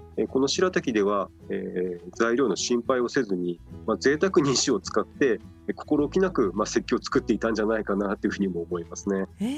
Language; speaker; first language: Japanese; native; Japanese